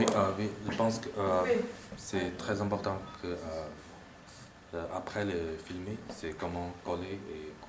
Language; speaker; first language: French; non-native, learner; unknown